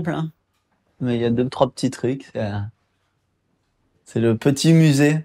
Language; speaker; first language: French; native; French